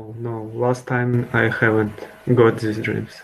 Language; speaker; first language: English; non-native, learner; Russian